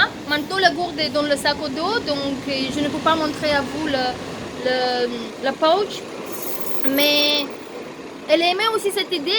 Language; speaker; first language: French; non-native, fluent; Russian